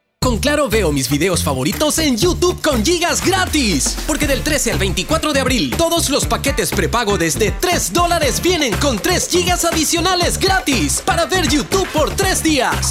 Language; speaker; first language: Spanish; native; Spanish